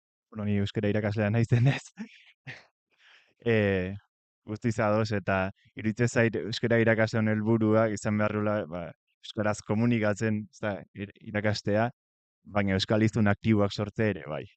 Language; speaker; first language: Basque; native; Basque